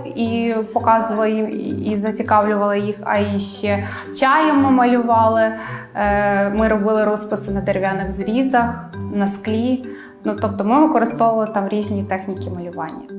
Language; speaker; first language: Ukrainian; non-native, local second language; Romanian